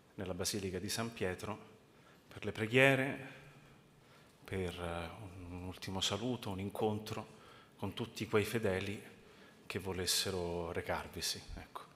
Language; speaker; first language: Italian; native; Italian